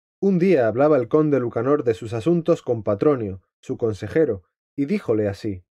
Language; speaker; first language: Spanish; native; Spanish